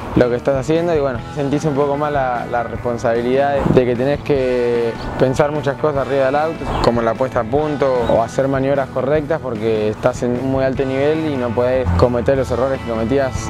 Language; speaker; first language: Spanish; native; Spanish